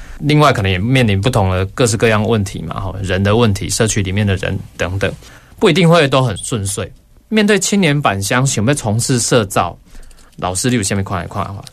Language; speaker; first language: Chinese; native; Chinese